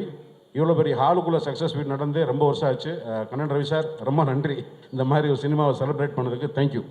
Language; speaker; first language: Tamil; native; Tamil